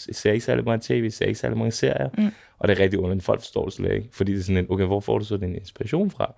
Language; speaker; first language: Danish; early bilingual, other home language; Serbian